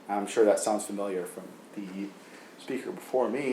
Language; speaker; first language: English; native; English